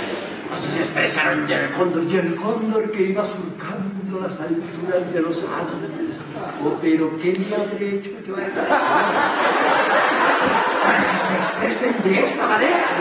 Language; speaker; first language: Spanish; native; Spanish